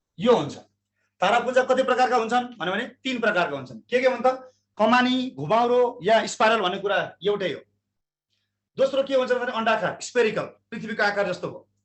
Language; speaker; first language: Nepali; native; Nepali